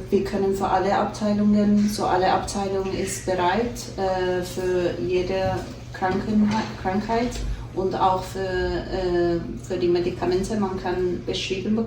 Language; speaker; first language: German; non-native, fluent; Turkish